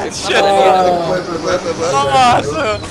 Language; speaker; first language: Swedish; non-native, learner; Faroese